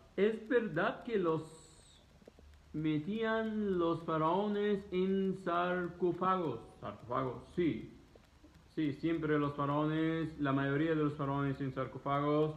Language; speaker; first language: Spanish; non-native, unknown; Arabic